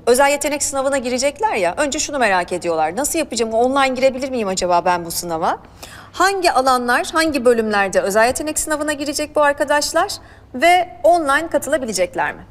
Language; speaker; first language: Turkish; native; Turkish